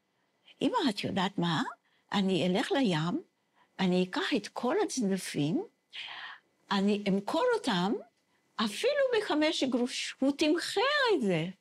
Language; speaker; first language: Hebrew; non-native, fluent; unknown